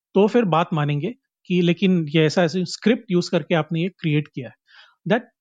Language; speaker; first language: Hindi; non-native, local second language; Konkani